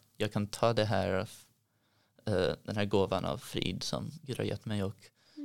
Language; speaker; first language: Swedish; early bilingual, heritage; Swedish